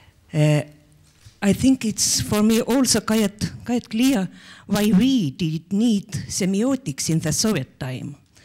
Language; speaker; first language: English; non-native, fluent; Estonian